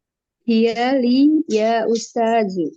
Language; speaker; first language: Arabic; non-native, learner; Indonesian